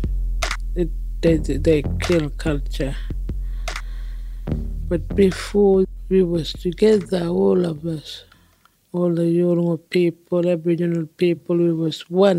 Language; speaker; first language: English; non-native, local second language; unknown